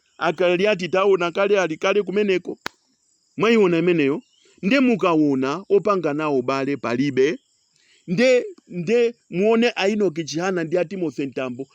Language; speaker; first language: Nyanja; non-native, local second language; Tumbuka